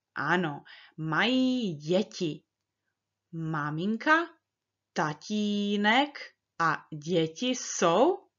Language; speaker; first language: Czech; early bilingual, heritage; Czech